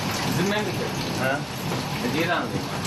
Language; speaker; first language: Turkish; non-native, learner; German